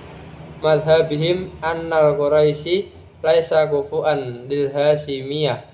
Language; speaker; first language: Arabic; non-native, learner; Indonesian